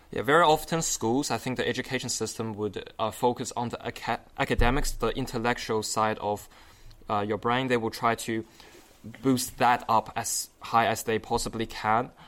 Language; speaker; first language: English; non-native, fluent; Chinese